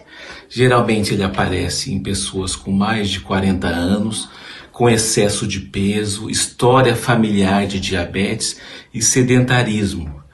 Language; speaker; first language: Portuguese; native; Portuguese